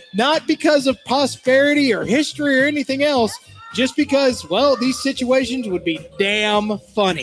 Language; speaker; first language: English; native; English